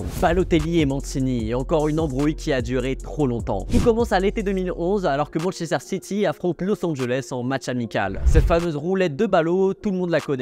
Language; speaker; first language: French; native; French